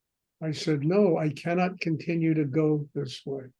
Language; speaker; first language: English; native; English